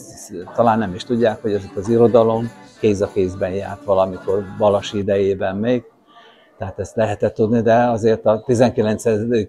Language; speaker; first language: Hungarian; native; Hungarian